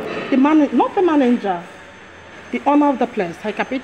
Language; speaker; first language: English; non-native, local second language; Ibibio